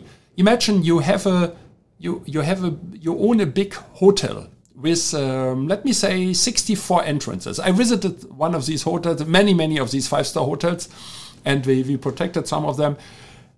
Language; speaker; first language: English; non-native, fluent; German